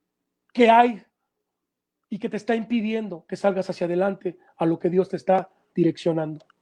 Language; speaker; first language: Spanish; native; Spanish